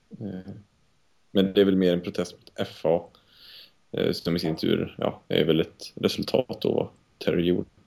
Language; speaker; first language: Swedish; native; Swedish